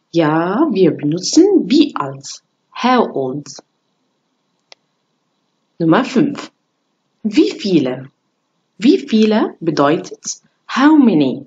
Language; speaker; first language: German; non-native, fluent; Arabic